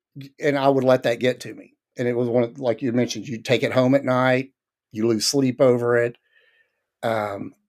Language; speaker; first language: English; native; English